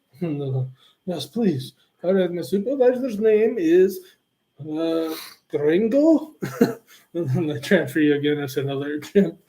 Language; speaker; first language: English; native; English